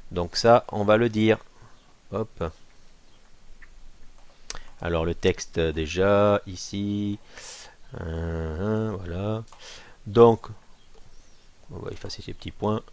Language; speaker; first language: French; native; French